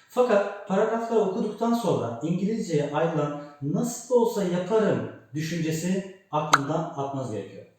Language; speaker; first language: Turkish; native; Turkish